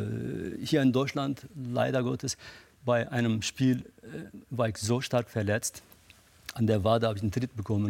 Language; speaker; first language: German; non-native, fluent; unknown